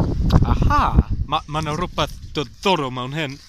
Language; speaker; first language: Welsh; non-native, learner; English